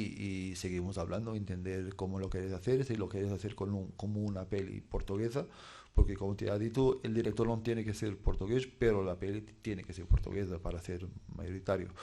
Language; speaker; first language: Spanish; non-native, fluent; Portuguese